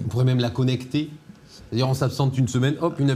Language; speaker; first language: French; native; French